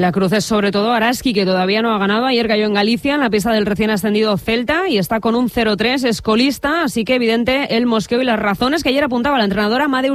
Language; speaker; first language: Spanish; native; Spanish